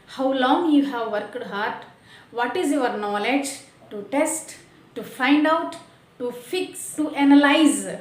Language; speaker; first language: English; non-native, local second language; Telugu